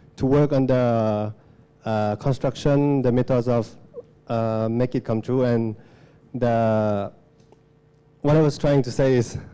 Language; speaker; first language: English; non-native, fluent; Lao